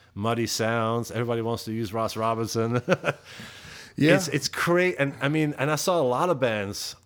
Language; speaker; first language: English; non-native, fluent; Dutch